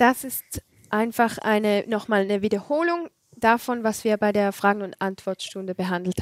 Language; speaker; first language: German; non-native, fluent; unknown